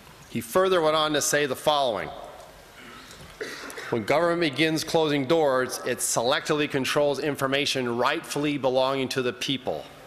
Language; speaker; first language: English; native; English